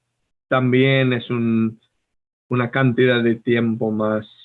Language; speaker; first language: Spanish; non-native, fluent; English